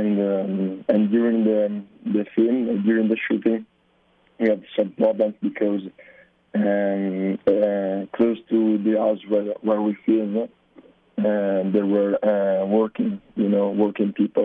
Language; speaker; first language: English; non-native, learner; Italian